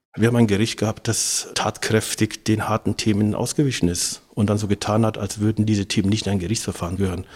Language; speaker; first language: German; native; German